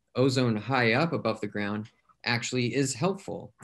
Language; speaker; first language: English; native; English